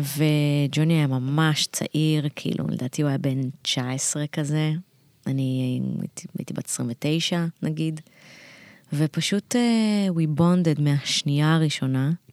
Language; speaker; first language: Hebrew; early bilingual, other home language; Russian